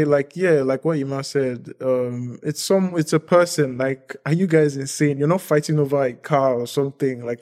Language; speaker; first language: English; non-native, local second language; Yoruba